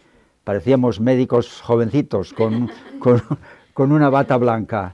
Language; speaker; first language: Spanish; native; Spanish